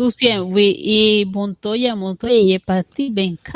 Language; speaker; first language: French; non-native, fluent; Spanish